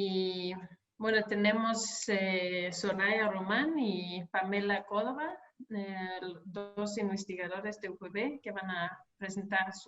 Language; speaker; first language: Spanish; non-native, fluent; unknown